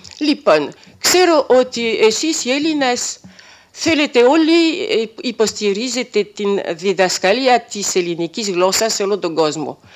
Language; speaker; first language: Greek; non-native, fluent; French